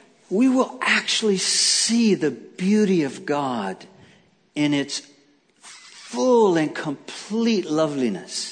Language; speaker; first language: English; native; English